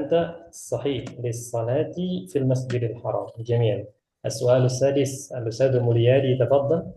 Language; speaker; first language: Arabic; non-native, fluent; Indonesian